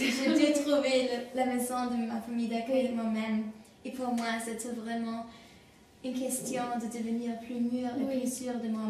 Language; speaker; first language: French; non-native, learner; German